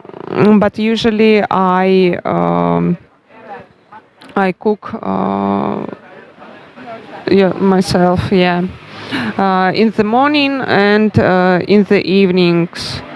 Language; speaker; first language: English; non-native, learner; Russian